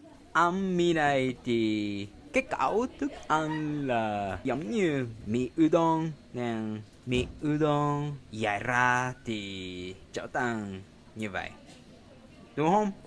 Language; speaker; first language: Vietnamese; non-native, learner; Japanese